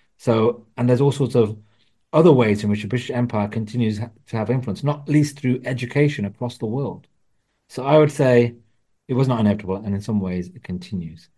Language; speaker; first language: English; early bilingual, other home language; Punjabi